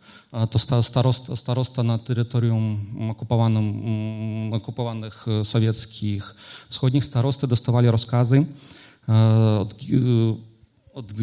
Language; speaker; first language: Polish; non-native, fluent; Ukrainian